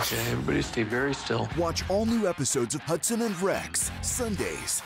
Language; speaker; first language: English; native; English